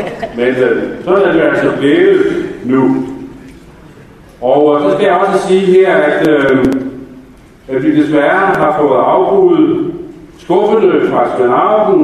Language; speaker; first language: Danish; native; Danish